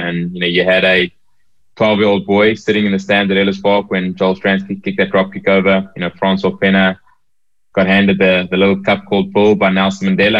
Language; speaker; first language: English; native; English